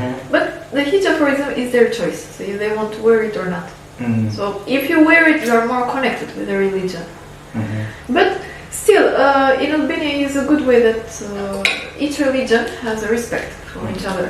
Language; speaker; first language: English; non-native, fluent; Albanian